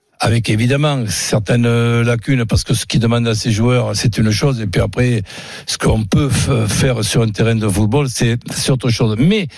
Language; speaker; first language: French; native; French